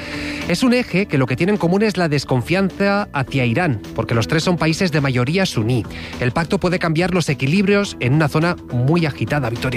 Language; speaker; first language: Spanish; native; Spanish